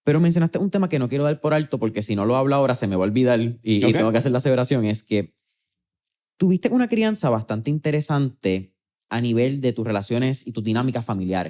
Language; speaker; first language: Spanish; native; Spanish